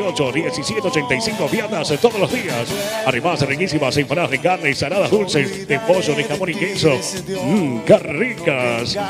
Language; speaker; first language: Spanish; native; Spanish